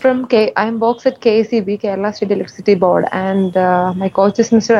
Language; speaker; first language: English; non-native, local second language; Malayalam